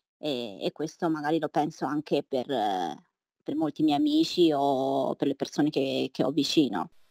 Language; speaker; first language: Italian; early bilingual, other home language; Chinese